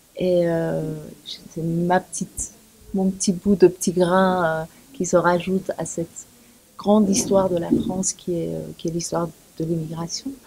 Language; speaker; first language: French; early bilingual, other home language; Persian